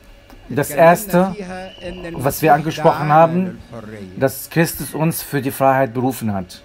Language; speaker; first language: German; non-native, fluent; Arabic